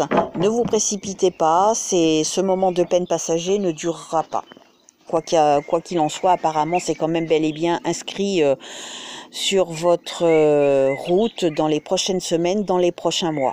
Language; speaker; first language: French; native; French